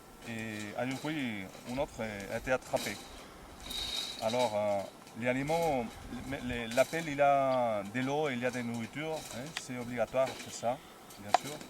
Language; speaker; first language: French; non-native, fluent; Spanish